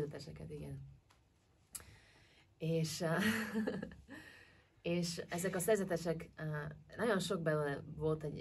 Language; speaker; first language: Hungarian; early bilingual, heritage; Hungarian